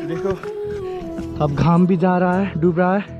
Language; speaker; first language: Hindi; non-native, learner; Nepali